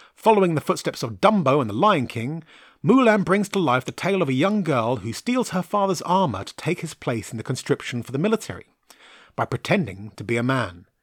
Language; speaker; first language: English; native; English